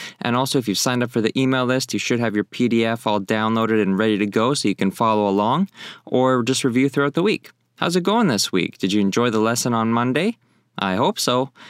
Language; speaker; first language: English; native; English